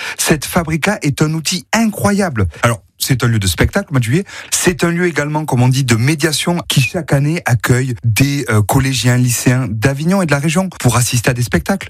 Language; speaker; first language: French; native; French